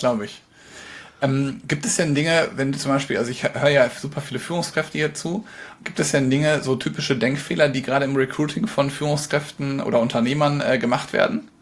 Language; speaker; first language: German; native; German